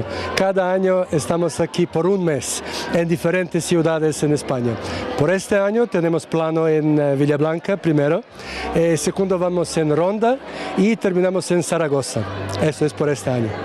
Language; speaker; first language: Spanish; non-native, learner; Serbian